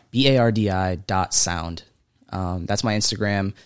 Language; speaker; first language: English; native; English